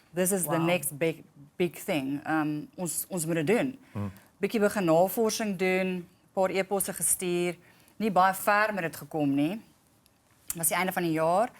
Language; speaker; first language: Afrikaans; native; Afrikaans